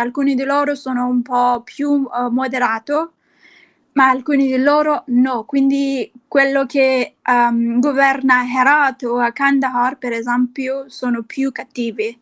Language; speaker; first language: Italian; non-native, fluent; Persian